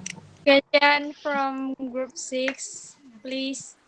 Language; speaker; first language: English; non-native, learner; Indonesian